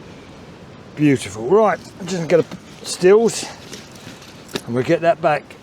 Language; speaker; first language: English; native; English